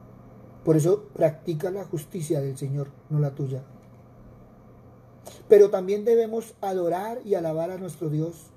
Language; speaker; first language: Spanish; native; Spanish